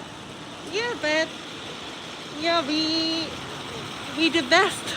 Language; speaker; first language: English; non-native, fluent; Japanese